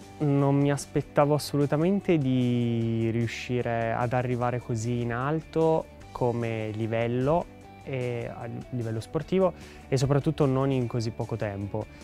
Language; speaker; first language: Italian; native; Italian